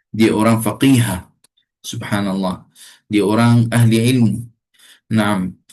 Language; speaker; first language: Malay; non-native, fluent; Arabic